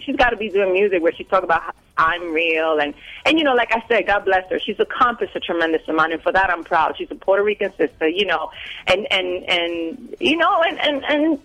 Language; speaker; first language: English; native; English